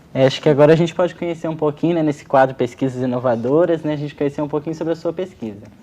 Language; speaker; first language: Portuguese; native; Portuguese